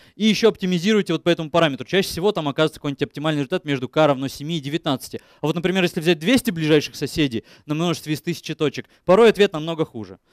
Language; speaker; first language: Russian; native; Russian